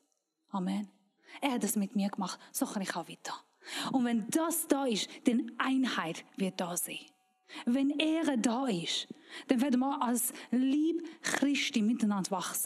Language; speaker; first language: German; non-native, learner; Persian